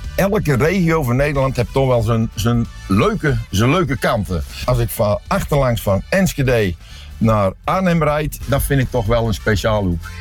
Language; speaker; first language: Dutch; native; Dutch